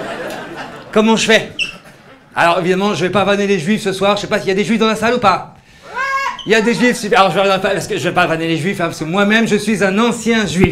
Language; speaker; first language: French; native; French